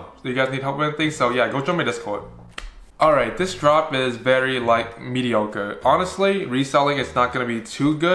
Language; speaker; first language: English; native; English